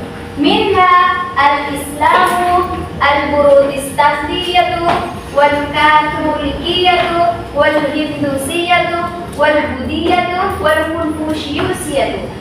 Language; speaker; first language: Arabic; non-native, learner; Indonesian